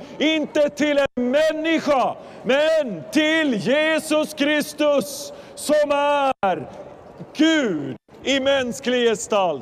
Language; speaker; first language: Swedish; non-native, fluent; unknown